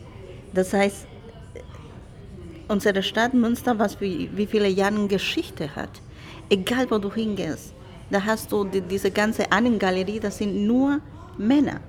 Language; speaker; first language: German; non-native, fluent; Spanish